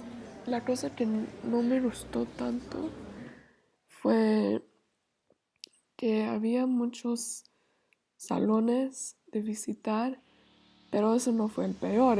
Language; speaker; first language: Spanish; non-native, learner; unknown